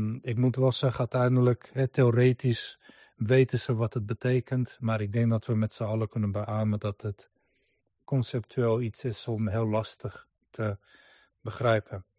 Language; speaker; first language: Dutch; non-native, fluent; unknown